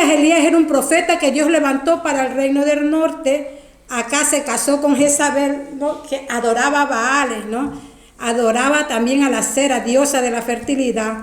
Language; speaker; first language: Spanish; native; Spanish